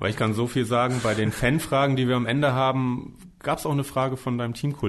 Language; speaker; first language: German; native; German